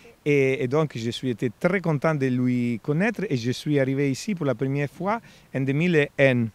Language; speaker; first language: French; non-native, fluent; Italian